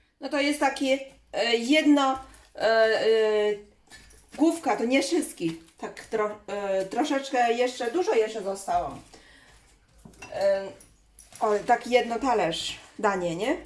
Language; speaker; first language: Polish; non-native, learner; Chinese